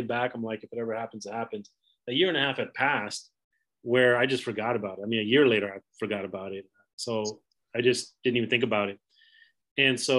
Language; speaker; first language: English; native; English